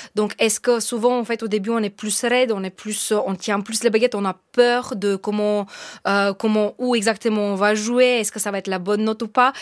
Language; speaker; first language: French; non-native, fluent; Bulgarian